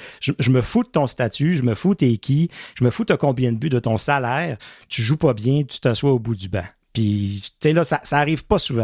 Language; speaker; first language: French; native; French